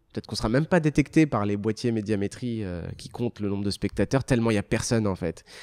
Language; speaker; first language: French; early bilingual, other home language; Arabic